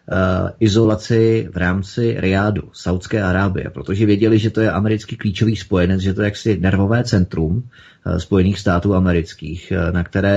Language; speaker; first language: Czech; native; Czech